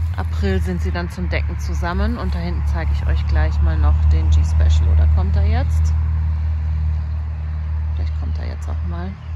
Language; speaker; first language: German; native; German